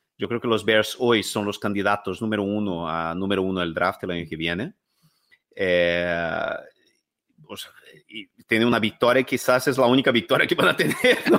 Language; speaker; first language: Spanish; non-native, fluent; Portuguese